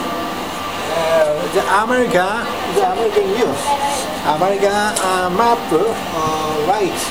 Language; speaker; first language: English; non-native, learner; Japanese